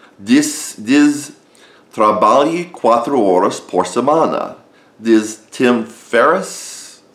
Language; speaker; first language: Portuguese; non-native, learner; English